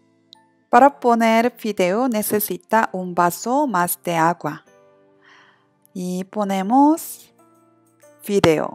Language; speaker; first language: Spanish; non-native, learner; Korean